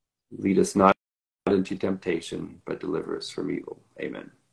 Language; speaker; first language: English; native; English